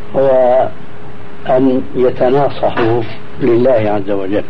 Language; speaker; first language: Arabic; early bilingual, other home language; Albanian